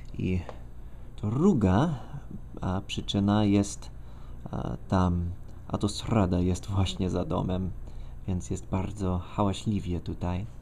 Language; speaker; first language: Polish; non-native, fluent; English